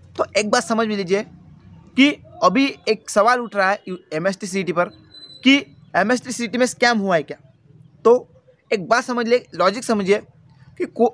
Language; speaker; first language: Hindi; non-native, local second language; Marathi